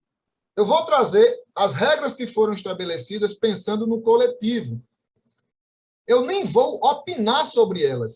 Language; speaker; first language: Portuguese; native; Portuguese